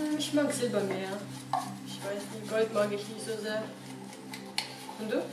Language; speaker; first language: German; non-native, fluent; Romanian